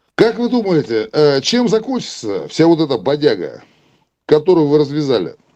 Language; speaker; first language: Russian; native; Russian